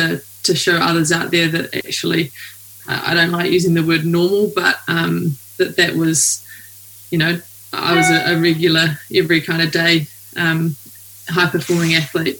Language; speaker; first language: English; native; English